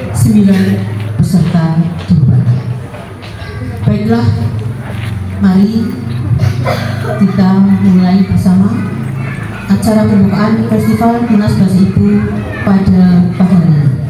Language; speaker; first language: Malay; non-native, local second language; Javanese